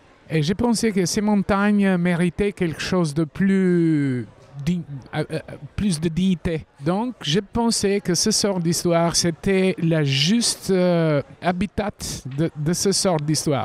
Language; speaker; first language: French; non-native, fluent; Albanian